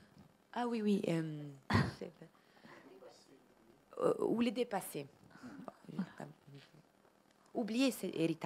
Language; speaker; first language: French; non-native, learner; Italian